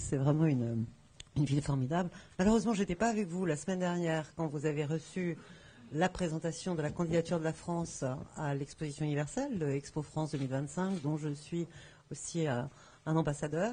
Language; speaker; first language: French; native; French